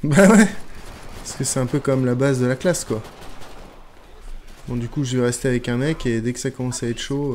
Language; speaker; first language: French; native; French